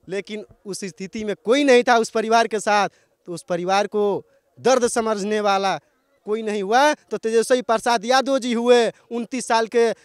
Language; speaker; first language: Hindi; native; Hindi